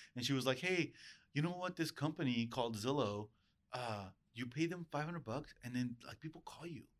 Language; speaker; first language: English; early bilingual, other home language; Spanish